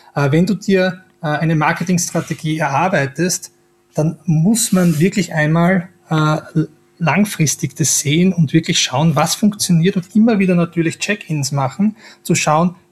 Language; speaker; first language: German; native; German